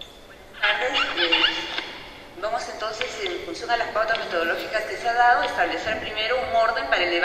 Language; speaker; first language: Spanish; native; Spanish